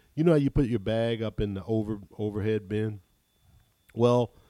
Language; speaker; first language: English; native; English